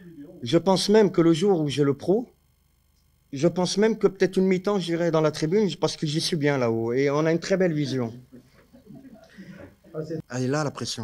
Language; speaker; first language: French; native; French